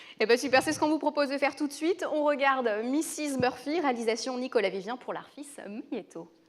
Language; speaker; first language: French; native; French